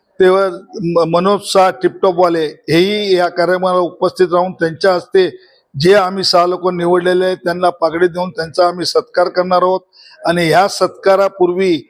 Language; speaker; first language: Marathi; non-native, local second language; Kachhi